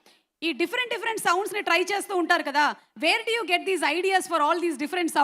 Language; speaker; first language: Telugu; native; Telugu